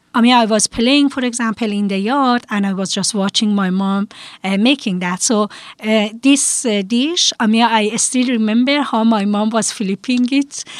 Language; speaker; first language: English; non-native, fluent; Persian